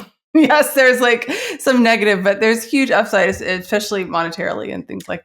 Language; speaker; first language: English; native; English